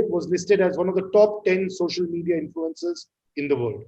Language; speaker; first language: English; non-native, local second language; Hindi